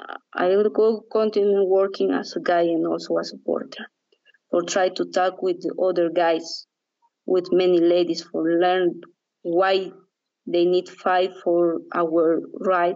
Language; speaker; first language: English; non-native, learner; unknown